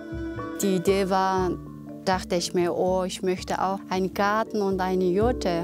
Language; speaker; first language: German; non-native, fluent; Mongolian